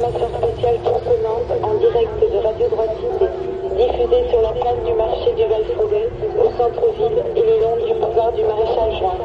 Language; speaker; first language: French; native; French